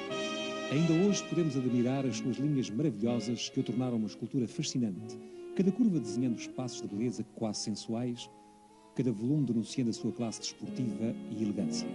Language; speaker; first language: Portuguese; native; Portuguese